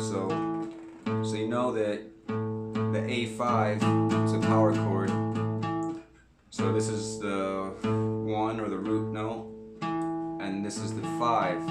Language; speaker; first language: English; native; English